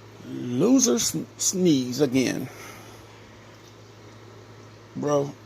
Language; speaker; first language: English; native; English